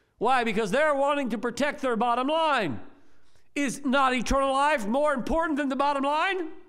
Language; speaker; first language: English; native; English